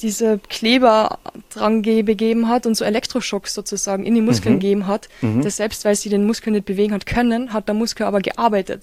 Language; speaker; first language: German; native; German